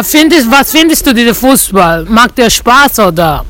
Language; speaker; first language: German; non-native, local second language; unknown